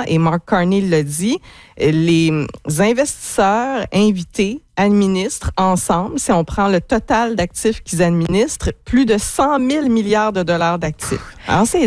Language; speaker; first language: French; native; French